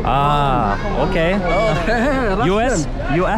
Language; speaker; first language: English; non-native, fluent; Russian